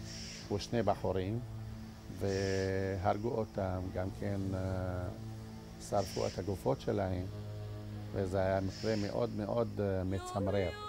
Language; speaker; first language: Hebrew; non-native, fluent; Arabic